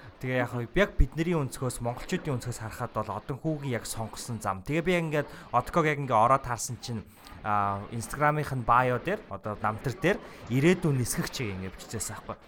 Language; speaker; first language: Mongolian; native; Mongolian